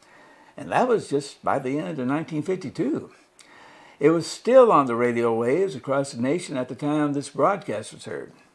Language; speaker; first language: English; native; English